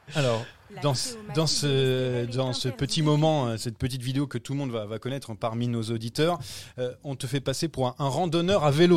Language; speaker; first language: French; native; French